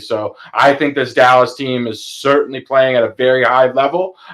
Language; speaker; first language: English; native; English